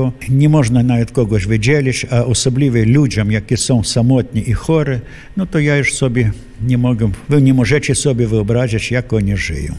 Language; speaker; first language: Polish; early bilingual, heritage; Polish